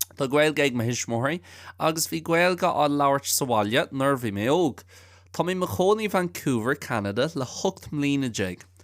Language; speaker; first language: Irish; non-native, local second language; English